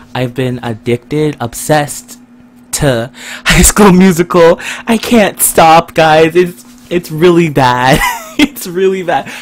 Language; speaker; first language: English; native; English